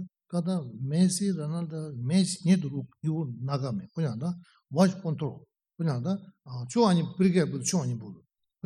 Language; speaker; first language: Russian; non-native, learner; Tibetan